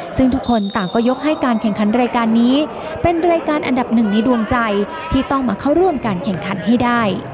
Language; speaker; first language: Thai; native; Thai